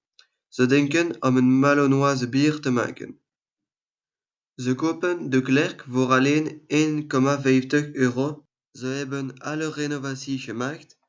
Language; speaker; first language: Dutch; non-native, learner; French